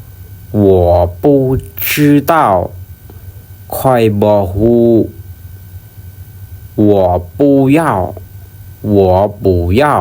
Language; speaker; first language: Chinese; non-native, fluent; Lao